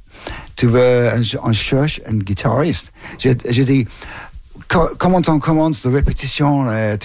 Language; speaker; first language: French; non-native, learner; English